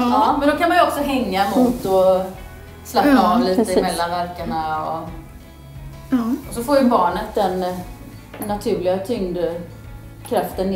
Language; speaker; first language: Swedish; native; Swedish